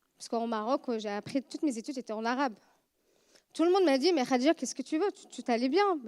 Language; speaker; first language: French; non-native, fluent; Arabic